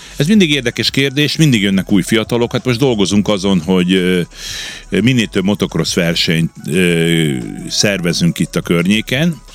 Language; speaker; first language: Hungarian; native; Hungarian